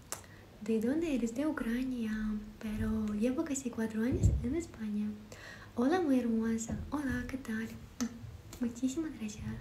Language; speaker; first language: Spanish; non-native, learner; Ukrainian